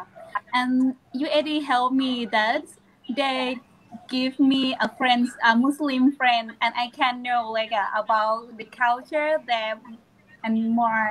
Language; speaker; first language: English; non-native, learner; Thai